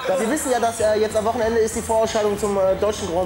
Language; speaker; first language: German; native; German